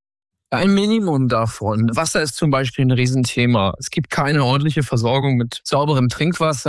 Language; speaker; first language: German; native; German